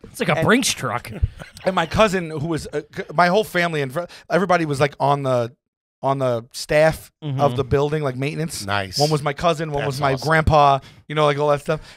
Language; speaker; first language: English; native; English